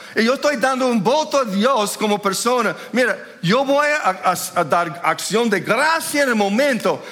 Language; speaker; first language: Spanish; non-native, fluent; English